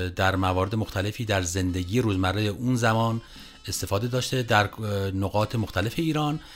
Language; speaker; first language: Persian; non-native, local second language; Kurdish